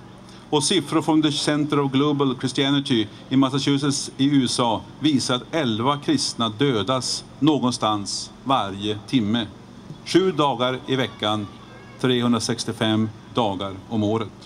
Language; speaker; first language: Swedish; native; Swedish